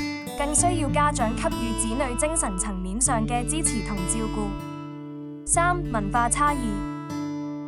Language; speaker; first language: Cantonese; native; Cantonese